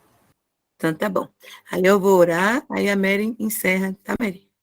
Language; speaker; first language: Portuguese; native; Portuguese